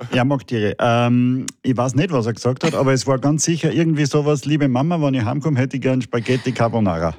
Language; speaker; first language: German; native; German